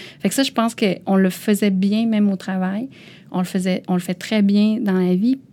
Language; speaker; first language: French; early bilingual, other home language; Lao